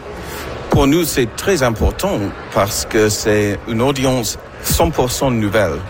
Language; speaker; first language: French; non-native, fluent; English